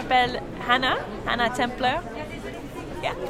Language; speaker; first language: French; non-native, learner; English